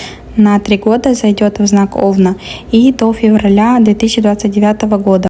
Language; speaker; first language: Russian; native; Russian